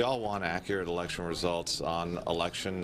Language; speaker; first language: English; native; English